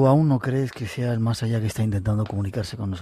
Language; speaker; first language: Spanish; native; Spanish